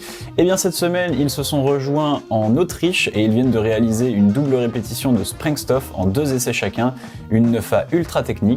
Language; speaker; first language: French; native; French